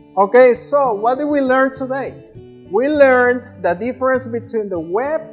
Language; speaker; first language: English; non-native, fluent; Spanish